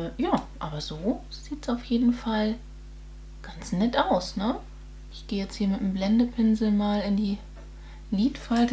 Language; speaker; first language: German; native; German